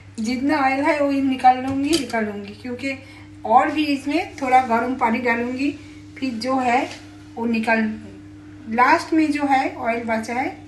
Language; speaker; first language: Hindi; non-native, local second language; Bangla